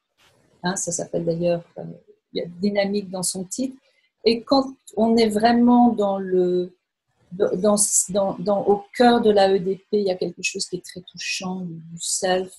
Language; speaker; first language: French; native; French